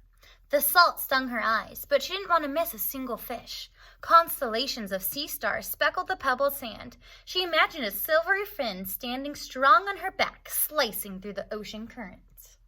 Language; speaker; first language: English; native; English